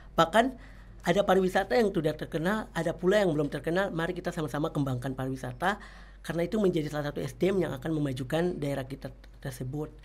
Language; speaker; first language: Indonesian; native; Indonesian